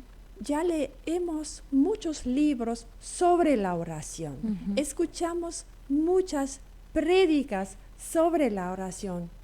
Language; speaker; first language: Spanish; non-native, local second language; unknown